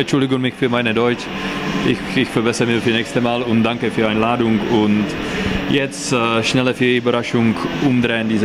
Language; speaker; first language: German; non-native, learner; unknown